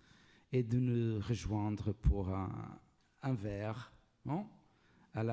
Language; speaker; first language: French; non-native, learner; Portuguese